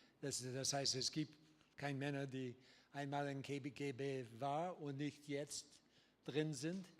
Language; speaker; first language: German; non-native, learner; English